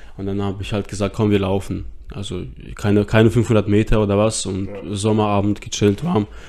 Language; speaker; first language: German; early bilingual, other home language; Russian